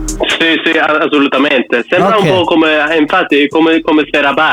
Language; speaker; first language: Italian; non-native, learner; Norwegian